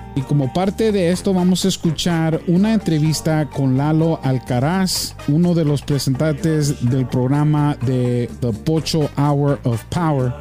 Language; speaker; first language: Spanish; early bilingual, heritage; Spanish